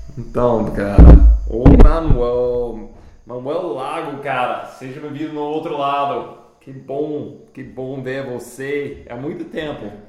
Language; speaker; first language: Portuguese; non-native, fluent; English